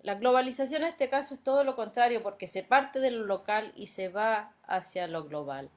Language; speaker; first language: Spanish; native; Spanish